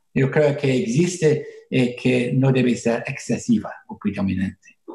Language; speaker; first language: Spanish; non-native, fluent; English